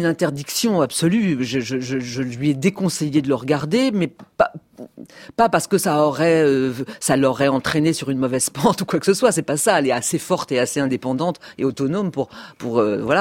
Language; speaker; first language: French; native; French